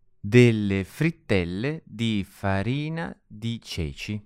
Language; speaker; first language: Italian; non-native, learner; English